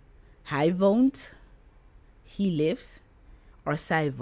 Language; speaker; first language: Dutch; non-native, fluent; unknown